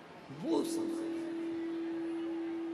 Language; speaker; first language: Hindi; native; Hindi